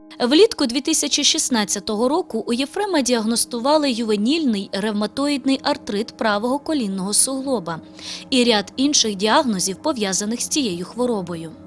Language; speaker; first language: Ukrainian; native; Ukrainian